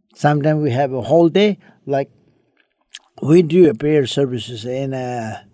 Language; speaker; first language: English; early bilingual, other home language; Chinese